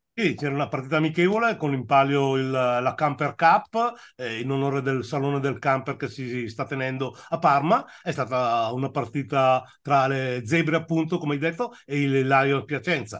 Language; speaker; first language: Italian; native; Italian